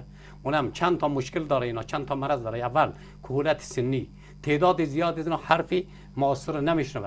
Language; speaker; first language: Persian; native; Persian